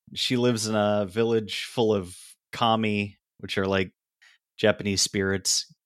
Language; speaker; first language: English; native; English